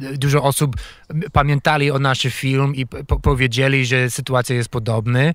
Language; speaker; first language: Polish; non-native, fluent; English